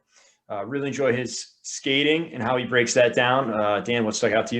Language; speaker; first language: English; native; English